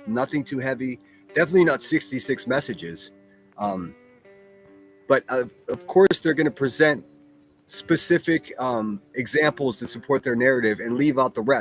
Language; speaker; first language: English; native; English